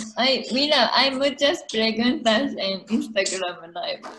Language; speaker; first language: Spanish; non-native, learner; Japanese